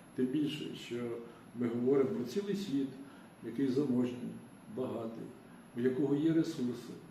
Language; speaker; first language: Ukrainian; native; Ukrainian